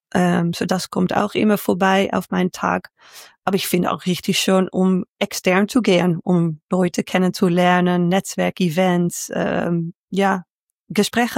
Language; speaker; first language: German; non-native, learner; Dutch